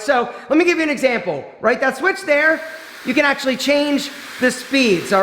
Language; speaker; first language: English; native; English